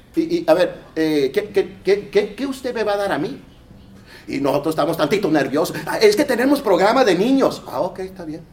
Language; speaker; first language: Spanish; early bilingual, heritage; Spanish